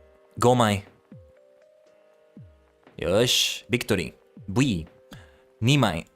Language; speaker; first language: Japanese; non-native, learner; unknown